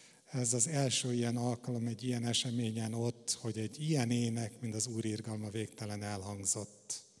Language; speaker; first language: Hungarian; native; Hungarian